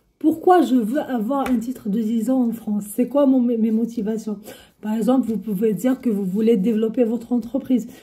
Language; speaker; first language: French; non-native, local second language; Arabic